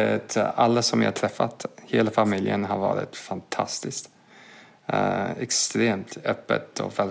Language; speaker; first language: Swedish; non-native, fluent; English